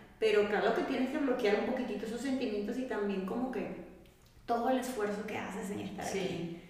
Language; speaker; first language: Spanish; native; Spanish